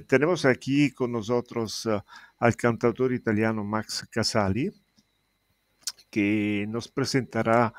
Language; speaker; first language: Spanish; non-native, learner; Italian